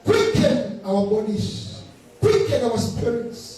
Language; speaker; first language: English; non-native, local second language; Swahili